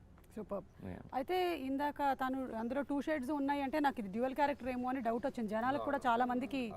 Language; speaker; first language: Telugu; native; Telugu